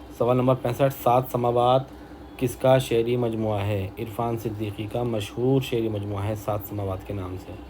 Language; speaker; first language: Urdu; native; Urdu